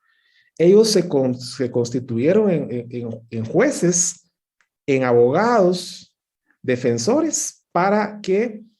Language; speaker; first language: Spanish; native; Spanish